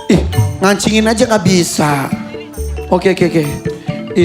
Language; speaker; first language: Indonesian; native; Indonesian